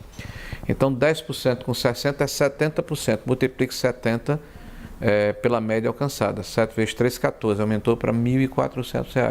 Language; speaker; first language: Portuguese; native; Portuguese